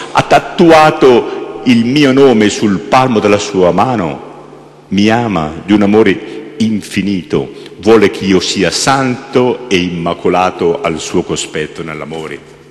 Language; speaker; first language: Italian; native; Italian